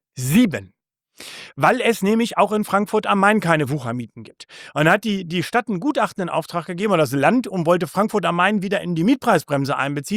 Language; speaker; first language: German; native; German